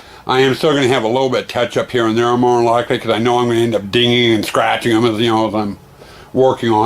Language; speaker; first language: English; native; English